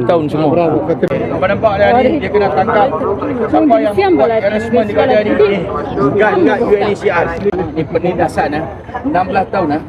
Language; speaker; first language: Malay; native; Malay